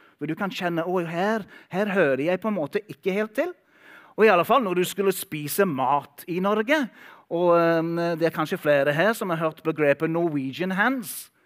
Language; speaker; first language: Norwegian; non-native, fluent; English